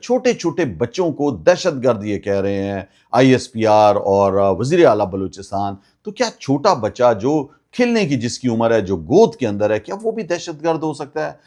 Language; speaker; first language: Urdu; non-native, local second language; Pashto